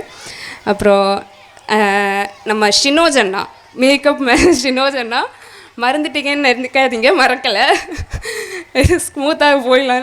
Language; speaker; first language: Tamil; non-native, learner; Malayalam